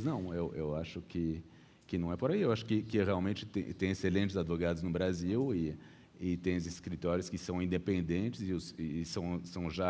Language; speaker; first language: Portuguese; early bilingual, heritage; Portuguese